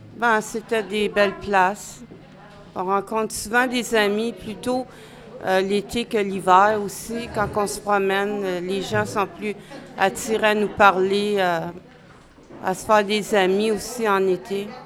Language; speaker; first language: French; native; French